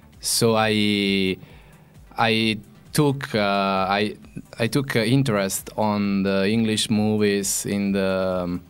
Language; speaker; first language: English; non-native, fluent; Italian